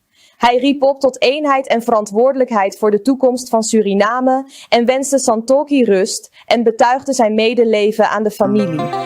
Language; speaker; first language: Dutch; native; Dutch